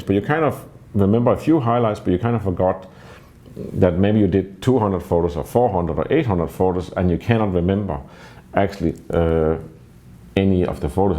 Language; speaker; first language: English; non-native, fluent; Danish